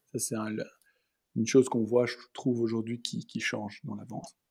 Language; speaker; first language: French; native; French